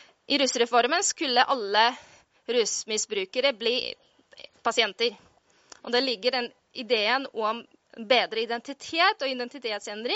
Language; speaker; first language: Norwegian; non-native, fluent; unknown